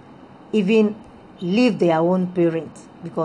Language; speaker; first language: English; non-native, fluent; Lingala